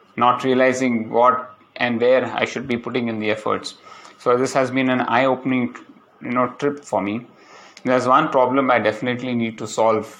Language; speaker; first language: English; non-native, local second language; Malayalam